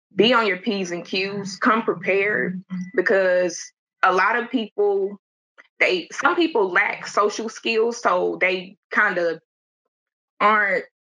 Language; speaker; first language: English; native; English